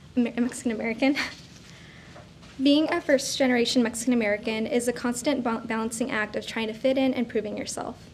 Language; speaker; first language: English; native; English